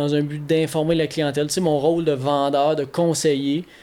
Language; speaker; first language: French; native; French